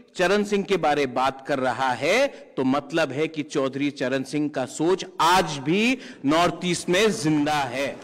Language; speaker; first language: Hindi; non-native, local second language; Kok Borok